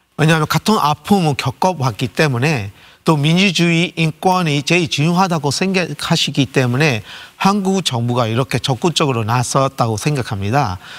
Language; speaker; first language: Korean; non-native, fluent; Burmese